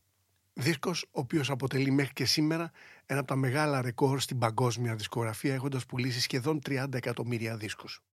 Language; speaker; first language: Greek; native; Greek